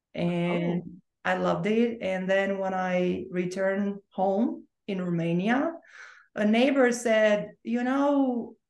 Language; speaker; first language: English; non-native, fluent; Romanian